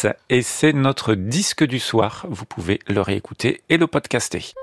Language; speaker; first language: French; native; French